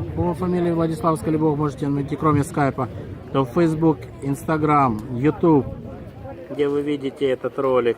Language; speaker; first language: Russian; native; Russian